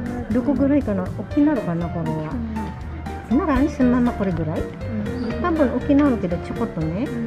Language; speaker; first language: Japanese; non-native, learner; Filipino